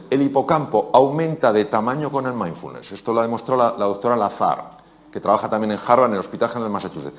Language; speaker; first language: Spanish; native; Spanish